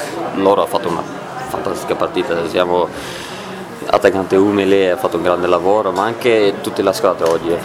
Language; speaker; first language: Italian; non-native, learner; Swedish